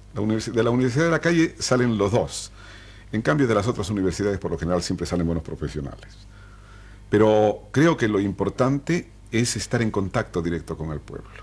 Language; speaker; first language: Spanish; native; Spanish